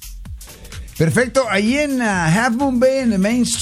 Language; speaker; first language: Spanish; native; Spanish